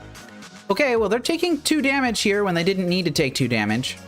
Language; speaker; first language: English; native; English